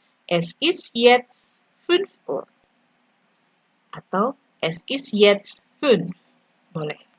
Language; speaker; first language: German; non-native, fluent; Indonesian